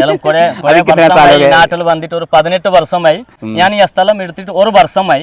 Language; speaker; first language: Malayalam; non-native, fluent; Hindi